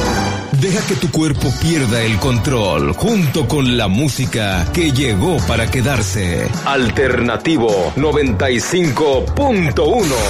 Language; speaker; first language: Spanish; native; Spanish